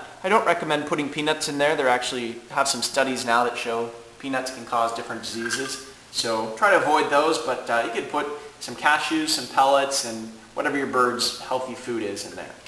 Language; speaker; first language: English; native; English